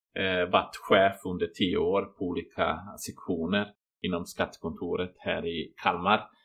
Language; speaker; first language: Swedish; non-native, fluent; Croatian